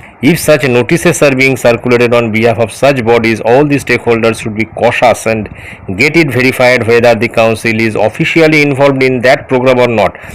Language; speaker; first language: English; non-native, local second language; Bangla